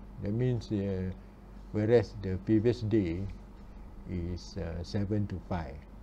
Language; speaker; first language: English; non-native, local second language; Malay